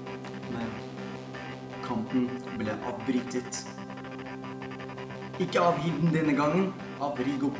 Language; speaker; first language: Norwegian; non-native, fluent; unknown